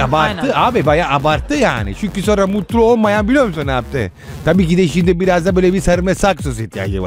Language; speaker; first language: Turkish; non-native, fluent; Italian